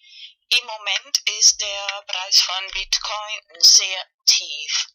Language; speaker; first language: German; non-native, fluent; Spanish